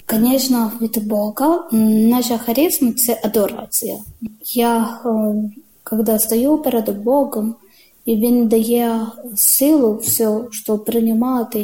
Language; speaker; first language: Ukrainian; non-native, learner; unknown